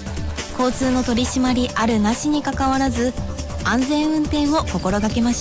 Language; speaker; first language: Japanese; native; Japanese